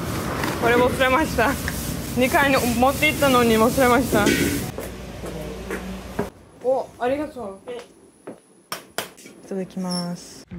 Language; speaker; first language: Japanese; non-native, fluent; Turkish